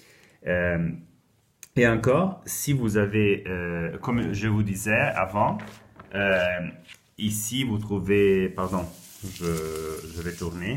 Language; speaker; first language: French; non-native, fluent; Italian